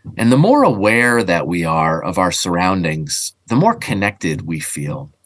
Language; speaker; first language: English; native; English